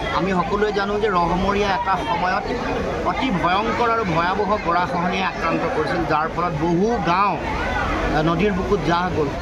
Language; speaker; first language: Assamese; native; Assamese